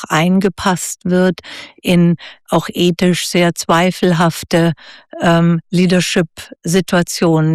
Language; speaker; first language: German; native; German